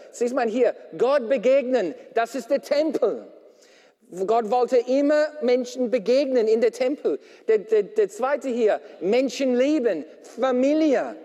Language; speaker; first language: German; non-native, fluent; English